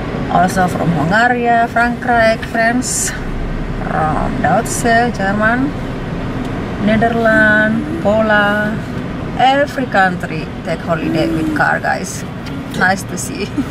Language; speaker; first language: English; non-native, learner; Indonesian